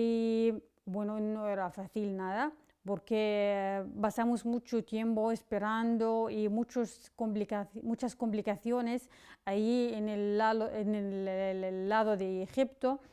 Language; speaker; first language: Spanish; non-native, fluent; Arabic